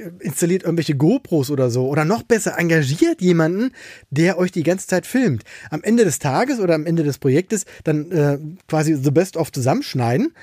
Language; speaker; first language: German; native; German